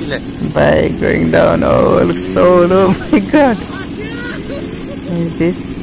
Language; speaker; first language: English; non-native, learner; Nepali